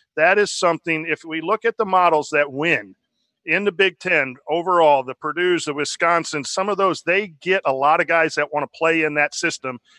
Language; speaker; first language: English; native; English